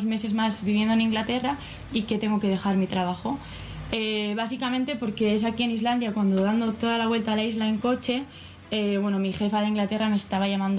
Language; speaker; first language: Spanish; native; Spanish